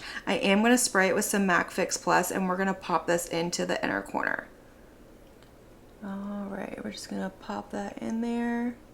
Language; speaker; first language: English; native; English